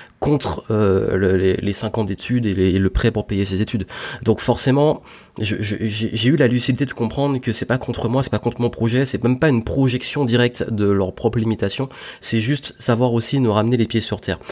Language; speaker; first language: French; native; French